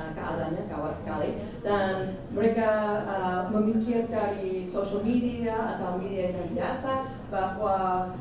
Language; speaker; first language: Indonesian; non-native, fluent; English